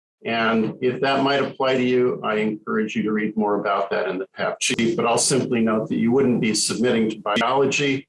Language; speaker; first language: English; native; English